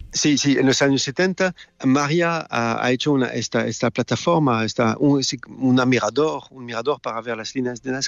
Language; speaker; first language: Spanish; non-native, learner; French